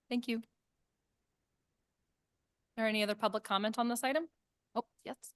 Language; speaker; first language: English; native; English